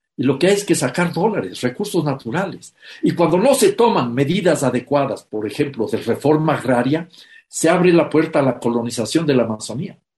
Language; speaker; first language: Spanish; native; Spanish